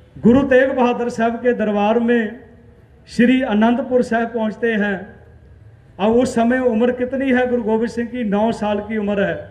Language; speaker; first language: Hindi; non-native, local second language; Punjabi